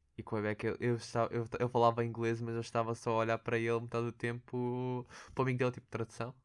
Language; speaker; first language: Portuguese; early bilingual, other home language; Russian